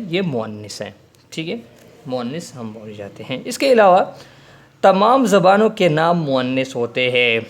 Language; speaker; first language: Urdu; non-native, local second language; Pashto